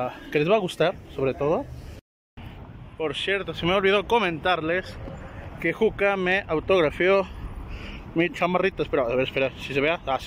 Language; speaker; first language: Spanish; native; Spanish